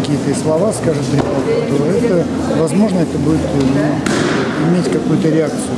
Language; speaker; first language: Russian; native; Russian